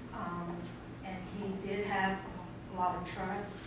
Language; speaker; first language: English; native; English